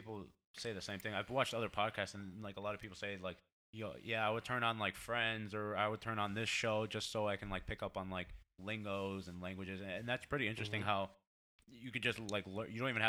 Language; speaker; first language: English; early bilingual, other home language; Portuguese